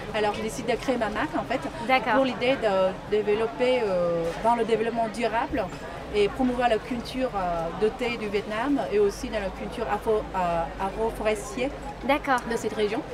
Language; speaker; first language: French; non-native, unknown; Vietnamese